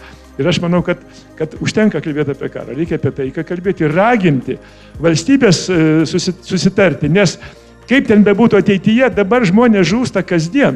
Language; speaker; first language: Lithuanian; native; Lithuanian